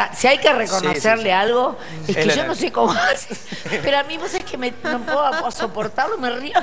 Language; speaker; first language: Spanish; native; Spanish